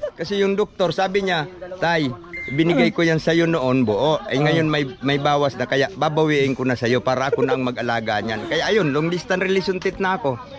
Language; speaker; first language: Filipino; native; Filipino